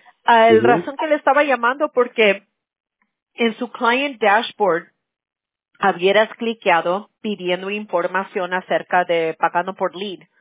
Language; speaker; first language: Spanish; early bilingual, heritage; Spanish